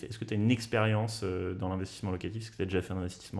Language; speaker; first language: French; native; French